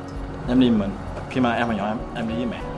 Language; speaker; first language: Vietnamese; early bilingual, heritage; Vietnamese